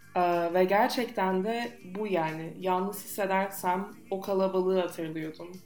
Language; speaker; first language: Turkish; non-native, fluent; English